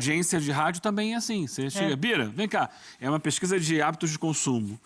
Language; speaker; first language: Portuguese; native; Portuguese